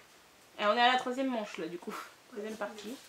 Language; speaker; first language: French; native; French